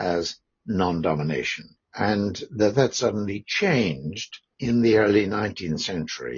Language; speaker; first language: English; native; English